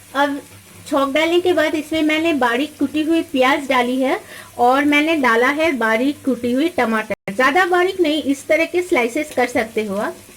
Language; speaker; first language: Hindi; non-native, local second language; Bangla